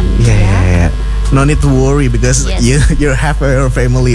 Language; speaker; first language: English; non-native, learner; Indonesian